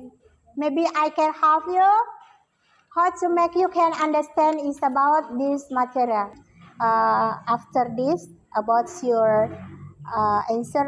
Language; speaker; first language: English; non-native, learner; Indonesian